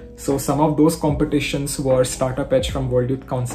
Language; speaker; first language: English; non-native, local second language; Hindi